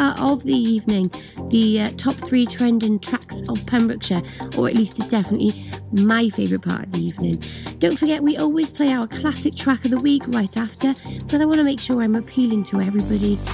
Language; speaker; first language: English; native; English